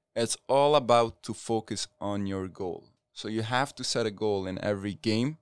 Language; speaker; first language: English; non-native, fluent; Arabic